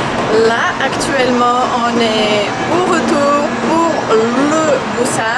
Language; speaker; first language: French; non-native, learner; Croatian